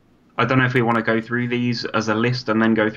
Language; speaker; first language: English; native; English